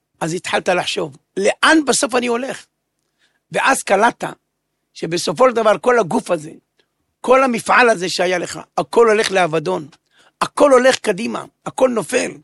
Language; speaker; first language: Hebrew; native; Hebrew